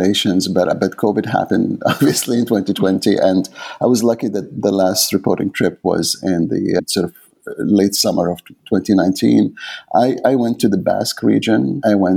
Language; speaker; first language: English; non-native, fluent; Arabic